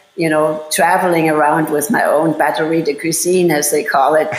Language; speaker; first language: English; non-native, fluent; German